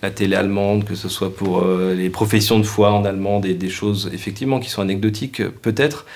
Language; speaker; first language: French; native; French